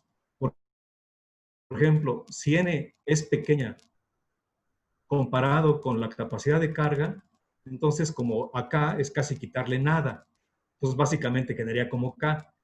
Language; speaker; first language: Spanish; native; Spanish